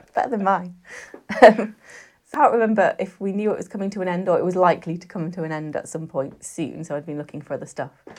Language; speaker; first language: English; native; English